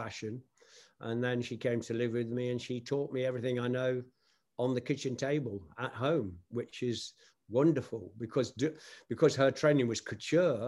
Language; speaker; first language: English; native; English